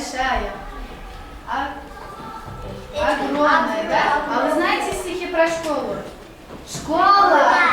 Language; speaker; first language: Russian; non-native, local second language; Kyrgyz